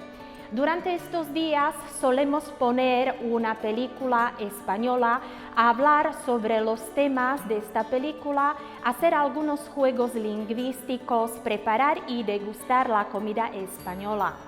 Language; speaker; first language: Spanish; non-native, fluent; Slovak